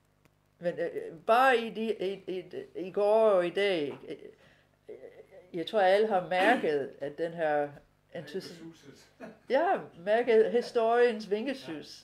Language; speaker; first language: Danish; non-native, fluent; English